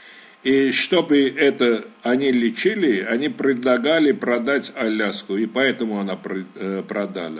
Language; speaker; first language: Russian; non-native, fluent; Armenian